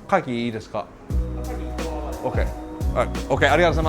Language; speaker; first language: Japanese; non-native, learner; English